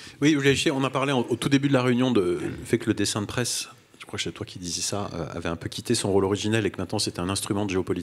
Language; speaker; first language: French; native; French